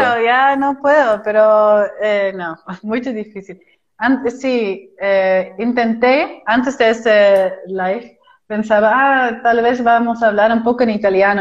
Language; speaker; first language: Spanish; non-native, fluent; Dutch